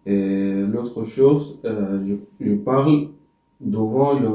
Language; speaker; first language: French; non-native, learner; Arabic